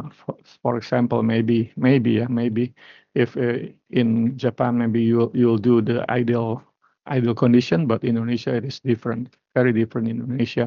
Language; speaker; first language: English; non-native, learner; Indonesian